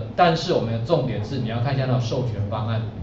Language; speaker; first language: Chinese; native; Chinese